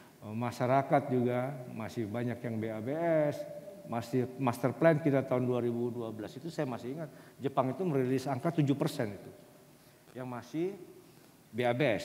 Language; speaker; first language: Indonesian; native; Indonesian